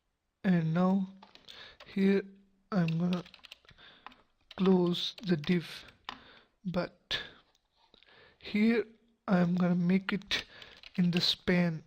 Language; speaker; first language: English; non-native, local second language; Urdu